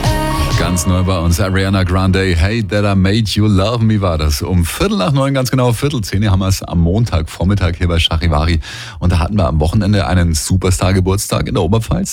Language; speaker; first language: German; native; German